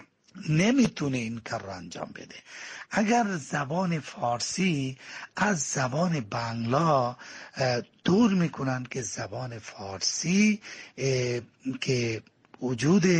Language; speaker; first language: Persian; non-native, fluent; Bangla